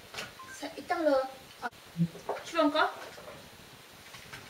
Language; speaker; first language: French; non-native, fluent; Filipino